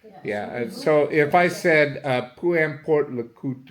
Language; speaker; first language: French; non-native, learner; English